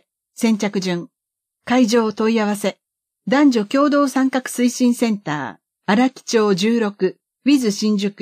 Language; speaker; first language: Japanese; native; Japanese